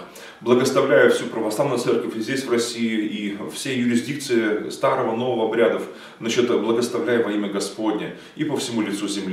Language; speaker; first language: Russian; native; Russian